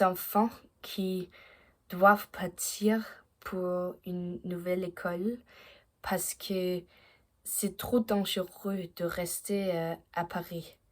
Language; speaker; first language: French; non-native, learner; Danish